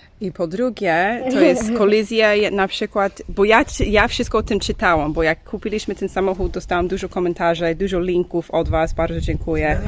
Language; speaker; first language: Polish; non-native, learner; English